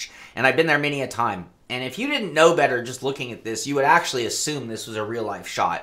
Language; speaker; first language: English; native; English